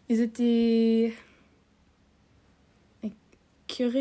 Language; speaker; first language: French; non-native, learner; English